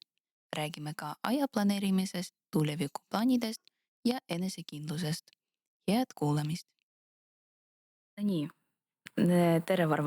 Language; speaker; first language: Estonian; non-native, local second language; Russian